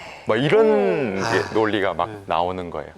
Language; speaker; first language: Korean; native; Korean